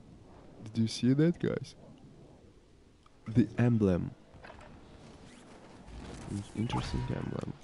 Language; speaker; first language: English; non-native, learner; Ukrainian